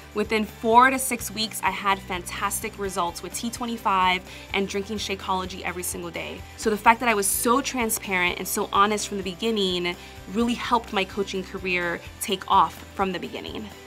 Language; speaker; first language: English; native; English